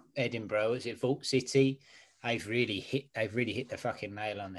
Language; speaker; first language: English; native; English